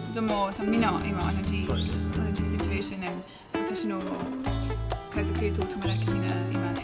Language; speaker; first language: Japanese; non-native, learner; English